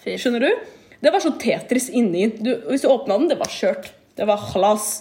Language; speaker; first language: Norwegian; early bilingual, other home language; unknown